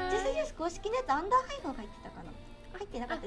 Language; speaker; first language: Japanese; native; Japanese